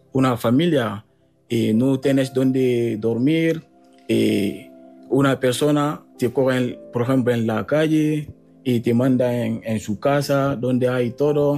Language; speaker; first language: Spanish; non-native, learner; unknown